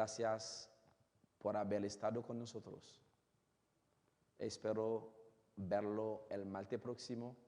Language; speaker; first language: Spanish; non-native, fluent; Haitian Creole